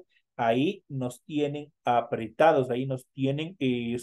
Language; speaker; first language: Spanish; native; Spanish